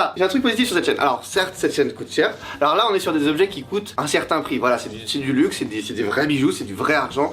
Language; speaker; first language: French; native; French